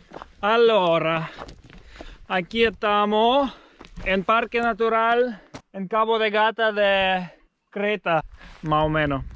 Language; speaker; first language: Spanish; non-native, fluent; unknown